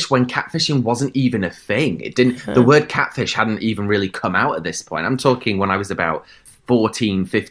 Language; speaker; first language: English; native; English